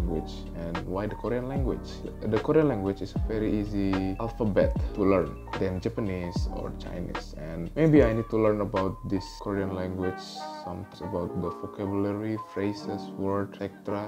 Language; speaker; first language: English; non-native, learner; Indonesian